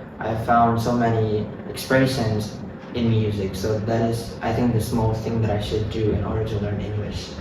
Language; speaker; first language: English; non-native, fluent; Indonesian